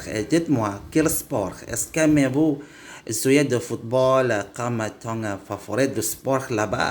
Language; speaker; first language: French; non-native, learner; Indonesian